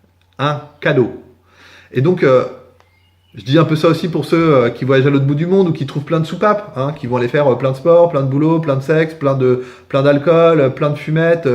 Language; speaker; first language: French; native; French